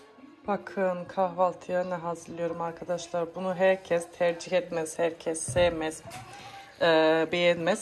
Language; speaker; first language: Turkish; native; Turkish